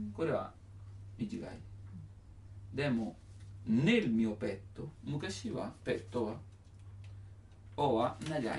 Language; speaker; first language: Japanese; non-native, learner; Italian